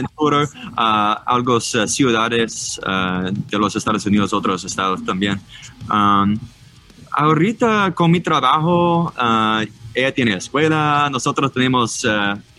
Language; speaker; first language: Spanish; non-native, learner; English